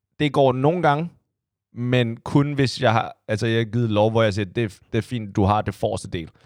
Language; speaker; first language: Danish; non-native, fluent; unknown